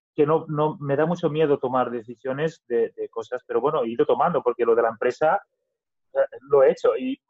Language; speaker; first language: Spanish; non-native, local second language; Catalan